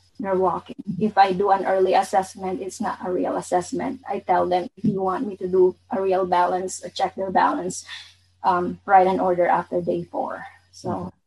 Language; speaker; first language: English; non-native, local second language; Bikol